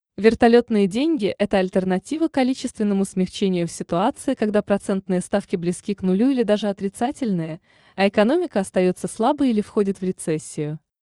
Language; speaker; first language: Russian; non-native, local second language; Uzbek